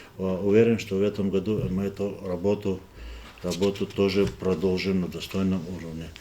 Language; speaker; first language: Russian; non-native, local second language; Lezghian